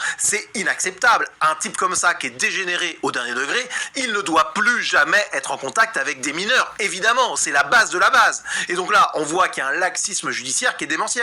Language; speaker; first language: French; native; French